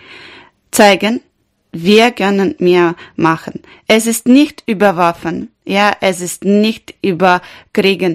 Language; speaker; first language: German; non-native, learner; Ukrainian